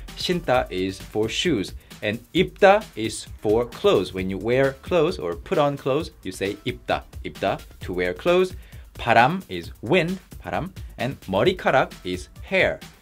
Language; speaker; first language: English; non-native, fluent; Korean